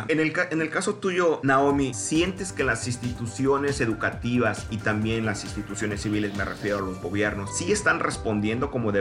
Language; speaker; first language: Spanish; native; Spanish